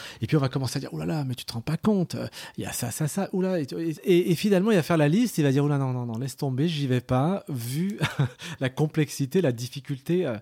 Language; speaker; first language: French; early bilingual, other home language; Arabic